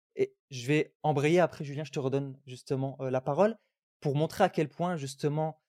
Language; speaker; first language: French; non-native, local second language; Arabic